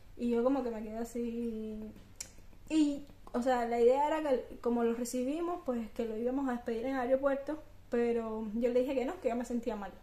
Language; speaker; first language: Spanish; native; Spanish